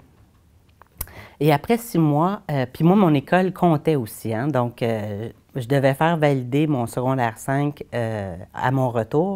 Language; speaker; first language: French; native; French